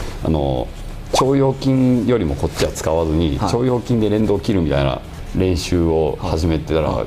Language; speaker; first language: Japanese; native; Japanese